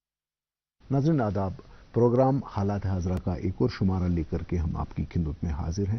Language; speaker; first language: Hindi; non-native, local second language; Kashmiri